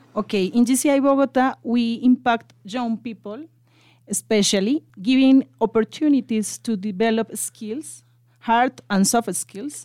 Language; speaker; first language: English; non-native, local second language; Spanish